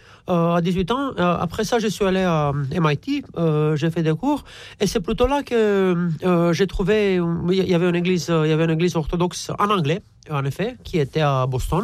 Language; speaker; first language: French; non-native, fluent; Romanian